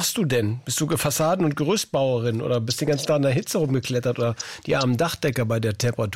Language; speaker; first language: German; native; German